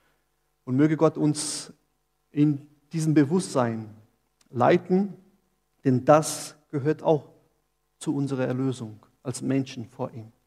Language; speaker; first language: German; non-native, fluent; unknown